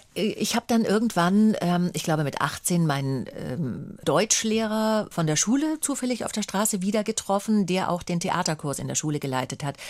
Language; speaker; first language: German; native; German